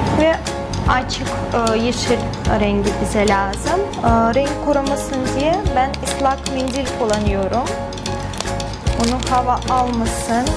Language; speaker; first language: Turkish; non-native, fluent; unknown